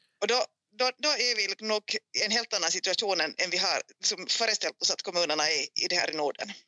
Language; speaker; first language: Swedish; native; Swedish